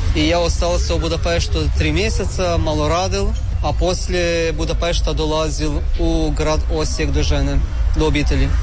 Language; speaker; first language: Serbian; non-native, learner; Ukrainian